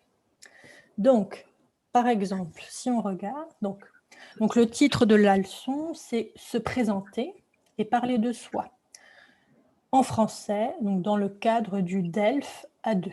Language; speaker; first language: French; native; French